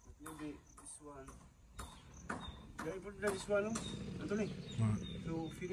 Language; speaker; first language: English; non-native, learner; Cebuano